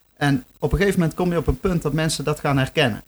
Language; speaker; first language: Dutch; native; Dutch